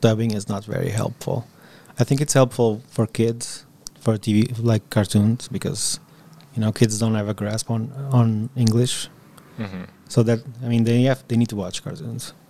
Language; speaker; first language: English; non-native, fluent; Portuguese